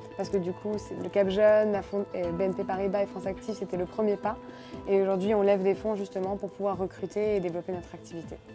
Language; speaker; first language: French; native; French